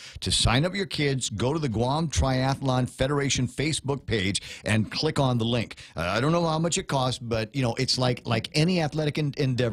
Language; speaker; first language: English; native; English